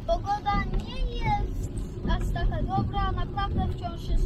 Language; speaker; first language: Polish; early bilingual, heritage; Polish